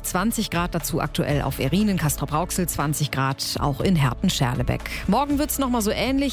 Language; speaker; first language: German; native; German